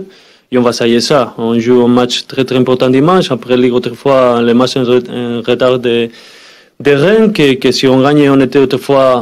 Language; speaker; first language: French; non-native, learner; Spanish